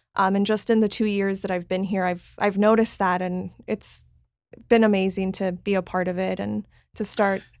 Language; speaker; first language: English; native; English